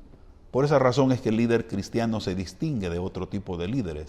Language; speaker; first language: Spanish; native; Spanish